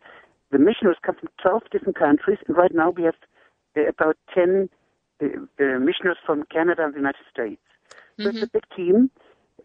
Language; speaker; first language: English; non-native, fluent; German